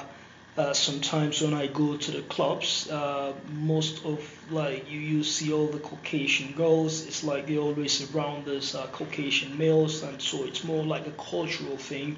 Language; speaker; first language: English; non-native, local second language; Hausa